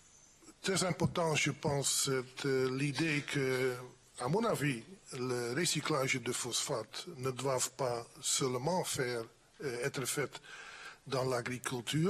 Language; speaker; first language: French; non-native, fluent; Dutch